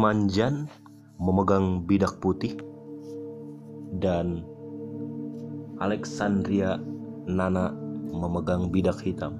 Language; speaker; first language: Indonesian; native; Indonesian